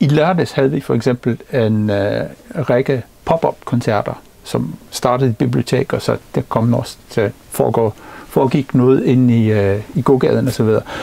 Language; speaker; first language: Danish; non-native, fluent; English